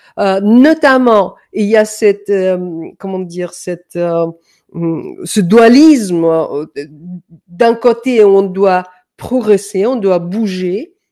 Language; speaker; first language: French; non-native, fluent; Danish